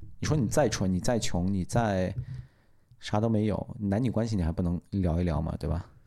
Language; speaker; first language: Chinese; non-native, local second language; Uyghur